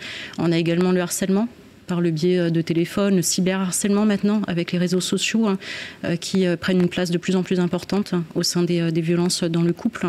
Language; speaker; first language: French; native; French